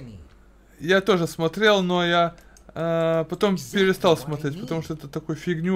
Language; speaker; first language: Russian; native; Russian